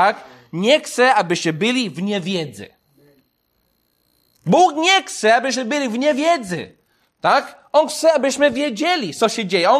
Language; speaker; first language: Polish; non-native, fluent; English